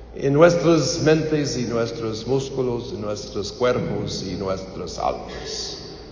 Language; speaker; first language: Spanish; non-native, learner; English